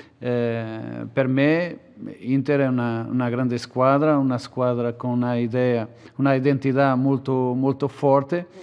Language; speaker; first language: Italian; non-native, fluent; Portuguese